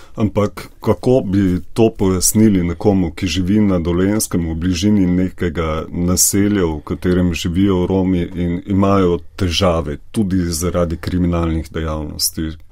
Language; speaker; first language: Slovenian; native; Slovenian